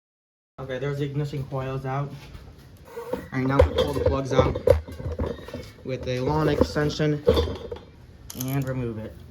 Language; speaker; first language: English; native; English